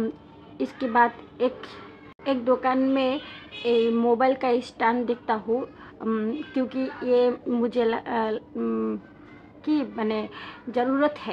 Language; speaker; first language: Hindi; non-native, learner; Bangla